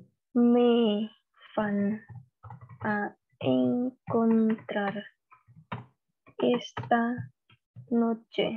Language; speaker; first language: Spanish; non-native, learner; Indonesian